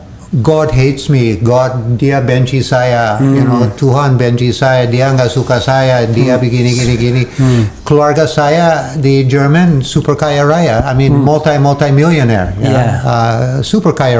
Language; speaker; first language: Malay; non-native, fluent; English